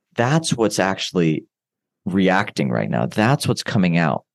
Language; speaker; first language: English; native; English